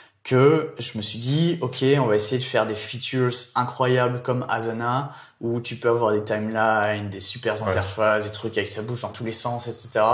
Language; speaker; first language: French; native; French